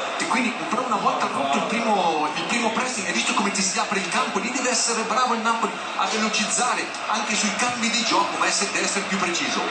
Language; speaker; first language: Italian; native; Italian